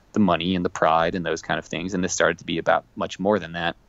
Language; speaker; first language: English; native; English